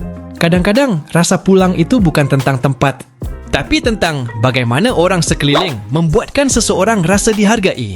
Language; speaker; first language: Malay; native; Malay